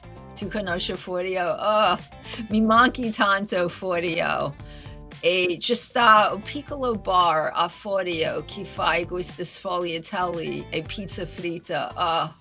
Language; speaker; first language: Italian; non-native, learner; English